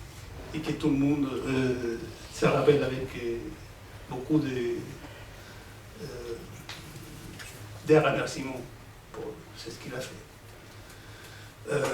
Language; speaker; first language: French; non-native, fluent; Spanish